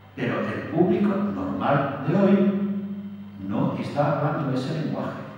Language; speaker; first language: Spanish; native; Spanish